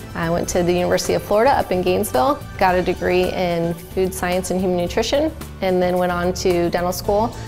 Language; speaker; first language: English; native; English